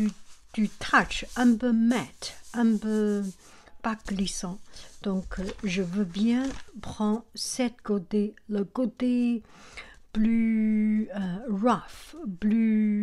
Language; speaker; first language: French; non-native, learner; Chinese